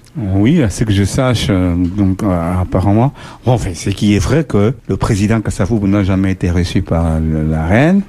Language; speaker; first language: French; non-native, local second language; Lingala